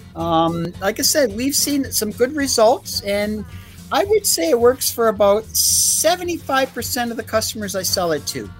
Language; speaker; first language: English; native; English